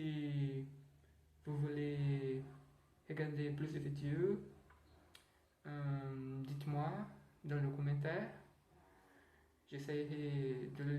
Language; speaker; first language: French; non-native, learner; Portuguese